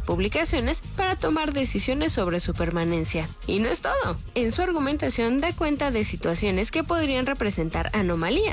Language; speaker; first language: Spanish; native; Spanish